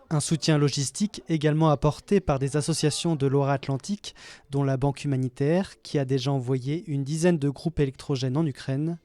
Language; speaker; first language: French; native; French